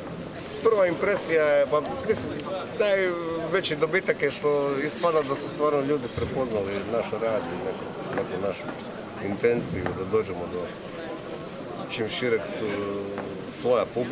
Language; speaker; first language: Croatian; native; Croatian